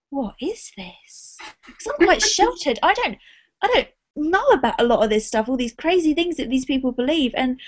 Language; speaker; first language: English; native; English